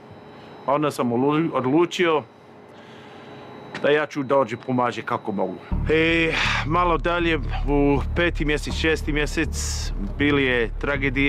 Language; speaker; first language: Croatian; non-native, fluent; English